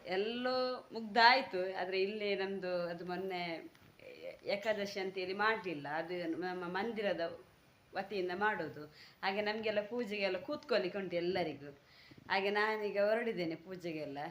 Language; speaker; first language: Kannada; non-native, local second language; Tulu